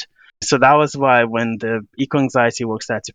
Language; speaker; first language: English; non-native, local second language; Yoruba